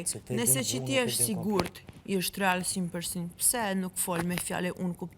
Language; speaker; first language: Albanian; non-native, learner; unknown